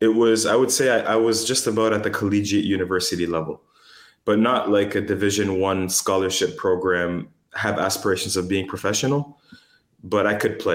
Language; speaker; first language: English; native; English